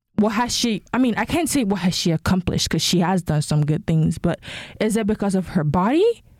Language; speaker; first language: English; non-native, local second language; Yoruba